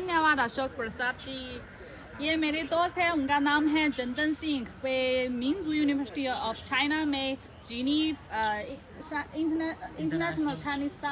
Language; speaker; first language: Hindi; non-native, fluent; Chinese